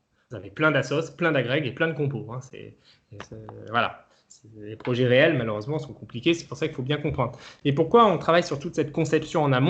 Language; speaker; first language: French; native; French